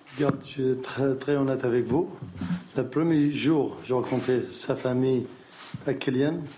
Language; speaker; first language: French; non-native, learner; Arabic